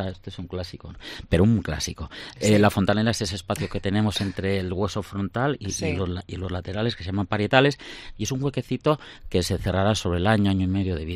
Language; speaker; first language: Spanish; native; Spanish